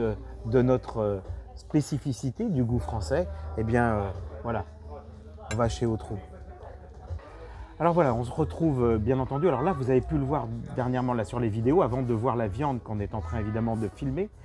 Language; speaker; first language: French; native; French